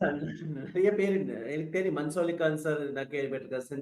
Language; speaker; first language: Tamil; early bilingual, heritage; Tamil